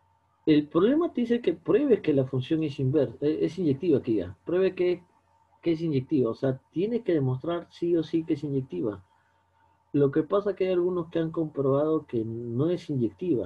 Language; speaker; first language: Spanish; native; Spanish